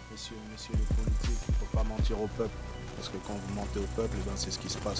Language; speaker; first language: French; native; French